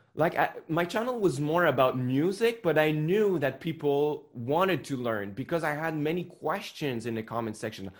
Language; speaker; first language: English; non-native, fluent; French